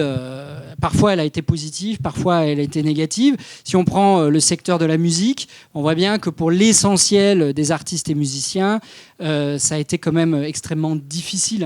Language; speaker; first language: French; native; French